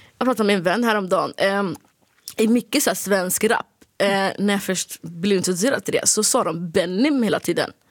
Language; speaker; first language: Swedish; early bilingual, other home language; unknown